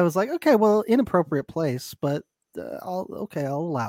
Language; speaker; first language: English; native; English